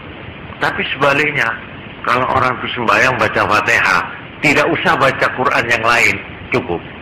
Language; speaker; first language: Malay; non-native, local second language; Javanese